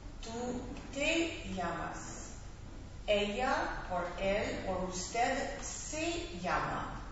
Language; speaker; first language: Spanish; non-native, fluent; English